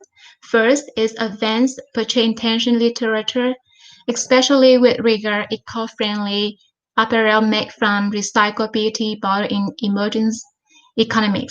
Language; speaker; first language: English; non-native, fluent; Vietnamese